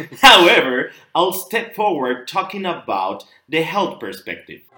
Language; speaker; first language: English; non-native, fluent; Spanish